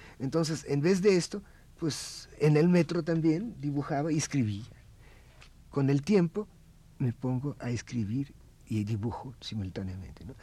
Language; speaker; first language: Spanish; non-native, fluent; Russian